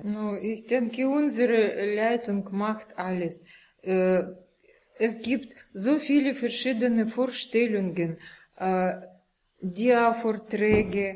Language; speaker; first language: German; non-native, learner; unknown